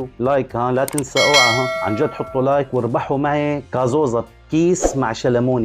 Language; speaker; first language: Arabic; native; Arabic